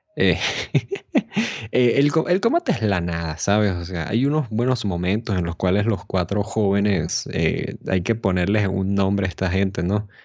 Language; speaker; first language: Spanish; native; Spanish